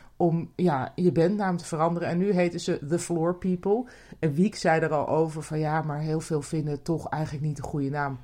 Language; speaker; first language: Dutch; native; Dutch